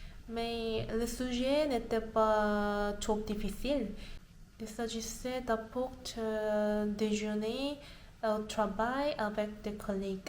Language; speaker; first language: French; non-native, learner; Korean